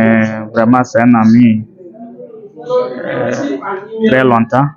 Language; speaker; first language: French; non-native, fluent; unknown